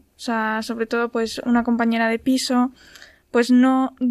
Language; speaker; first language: Spanish; native; Spanish